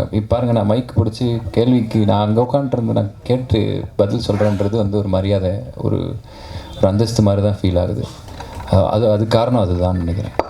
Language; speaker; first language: Tamil; native; Tamil